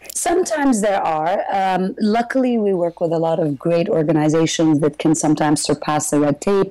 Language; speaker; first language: English; early bilingual, other home language; Arabic